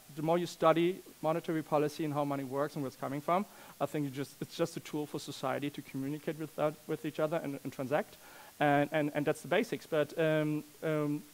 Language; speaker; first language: English; non-native, fluent; German